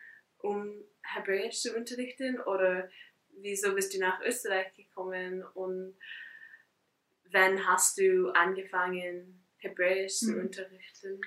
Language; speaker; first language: German; non-native, fluent; English